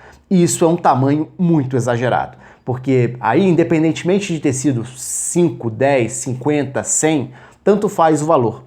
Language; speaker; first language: Portuguese; native; Portuguese